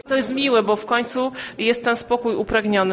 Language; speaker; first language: Polish; native; Polish